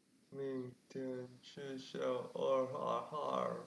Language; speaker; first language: Chinese; non-native, learner; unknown